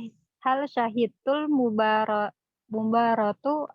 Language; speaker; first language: Arabic; non-native, learner; Indonesian